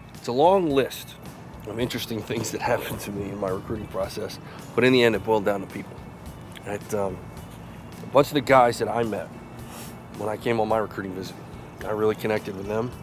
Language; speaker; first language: English; native; English